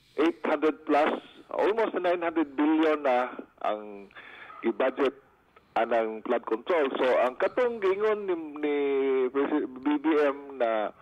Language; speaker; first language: Cebuano; native; Cebuano